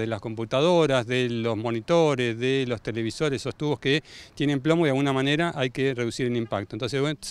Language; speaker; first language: Spanish; native; Spanish